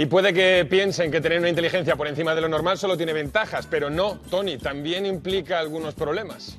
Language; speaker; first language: Spanish; native; Spanish